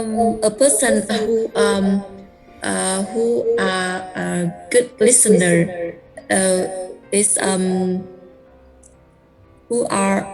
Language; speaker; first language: English; non-native, learner; Vietnamese